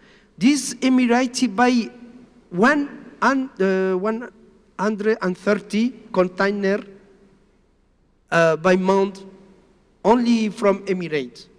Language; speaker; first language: English; non-native, learner; Spanish